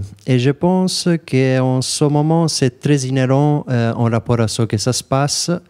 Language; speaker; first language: French; non-native, fluent; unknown